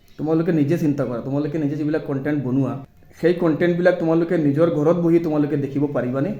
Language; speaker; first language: Assamese; non-native, local second language; Bangla